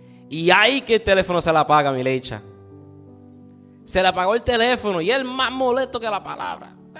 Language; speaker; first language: Spanish; early bilingual, heritage; Spanish